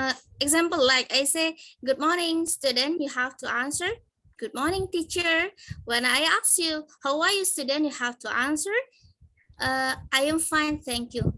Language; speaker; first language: English; non-native, fluent; Indonesian